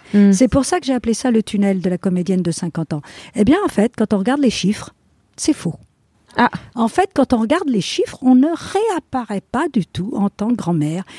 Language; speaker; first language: French; non-native, fluent; Spanish